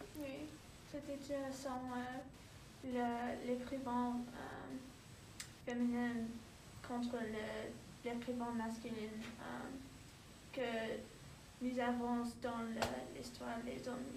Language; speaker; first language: French; non-native, learner; English